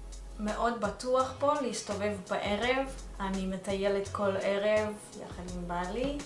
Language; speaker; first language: Hebrew; early bilingual, other home language; Russian